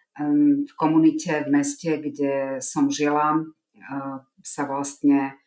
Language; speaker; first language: Slovak; non-native, local second language; Hungarian